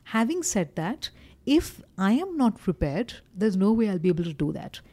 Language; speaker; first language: English; non-native, local second language; Hindi